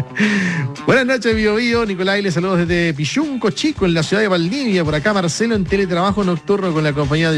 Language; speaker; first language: Spanish; native; Spanish